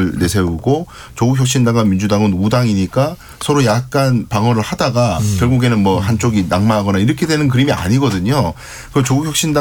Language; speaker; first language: Korean; native; Korean